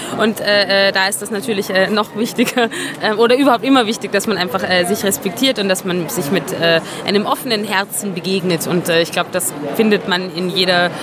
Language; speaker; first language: German; native; German